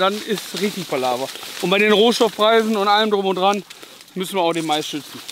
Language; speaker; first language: German; native; German